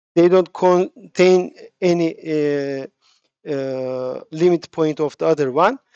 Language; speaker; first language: English; non-native, fluent; Turkish